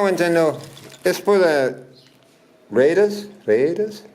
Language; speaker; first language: Spanish; non-native, learner; English